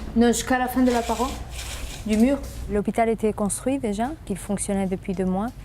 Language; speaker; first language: French; non-native, fluent; Portuguese